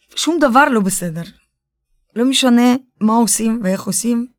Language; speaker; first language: Hebrew; early bilingual, other home language; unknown